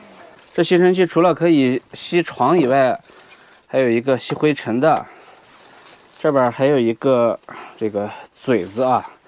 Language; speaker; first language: Chinese; native; Chinese